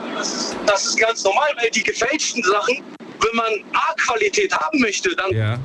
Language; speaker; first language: German; non-native, fluent; Chinese